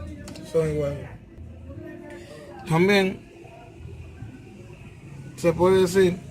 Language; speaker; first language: Spanish; native; Spanish